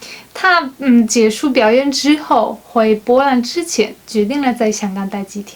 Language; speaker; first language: Chinese; non-native, fluent; Polish